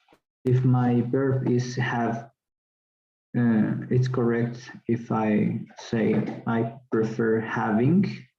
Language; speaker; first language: English; non-native, learner; Spanish